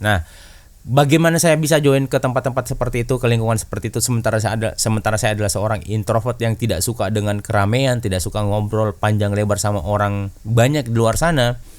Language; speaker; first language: Indonesian; native; Indonesian